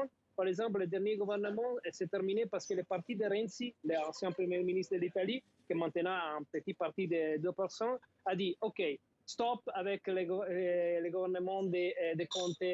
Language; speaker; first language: French; non-native, fluent; Italian